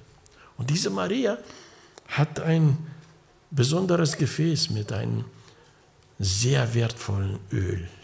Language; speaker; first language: German; early bilingual, heritage; German